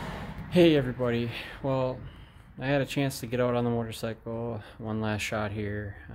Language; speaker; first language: English; native; English